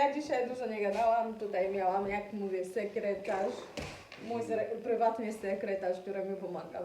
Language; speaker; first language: Polish; non-native, learner; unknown